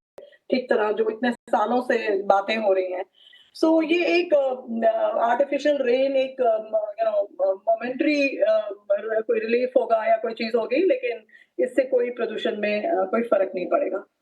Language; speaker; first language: Hindi; native; Hindi